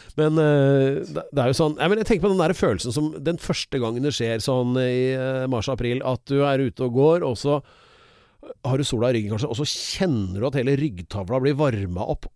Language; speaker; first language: Norwegian; native; Norwegian